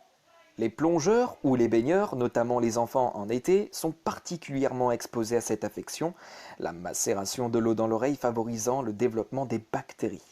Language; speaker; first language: French; native; French